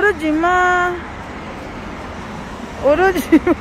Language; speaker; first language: Korean; non-native, learner; Filipino